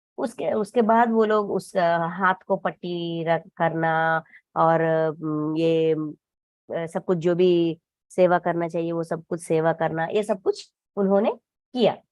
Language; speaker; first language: Hindi; non-native, local second language; Telugu